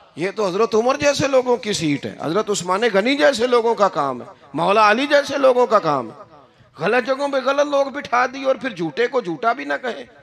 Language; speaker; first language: Urdu; non-native, local second language; Punjabi